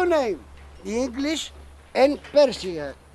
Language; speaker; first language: English; non-native, learner; Greek